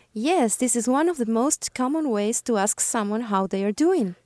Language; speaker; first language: English; non-native, fluent; Spanish